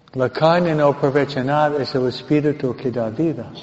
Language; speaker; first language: Spanish; non-native, fluent; English